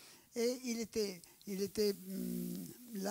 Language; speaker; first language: French; non-native, learner; Italian